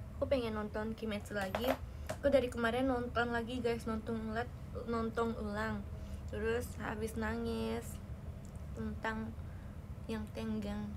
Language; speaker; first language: Indonesian; native; Indonesian